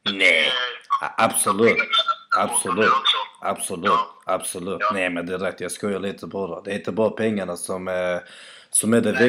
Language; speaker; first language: Swedish; native; Swedish